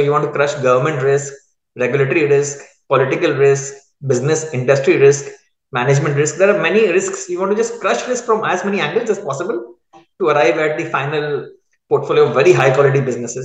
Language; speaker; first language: English; non-native, local second language; Hindi